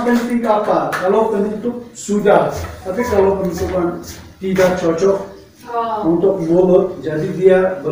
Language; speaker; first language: Indonesian; non-native, fluent; Turkish